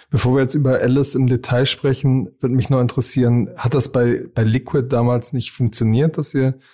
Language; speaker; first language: German; native; German